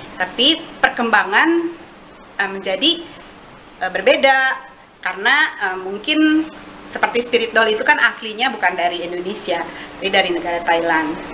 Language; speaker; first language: Indonesian; native; Indonesian